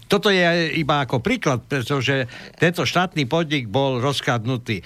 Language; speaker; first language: Slovak; native; Slovak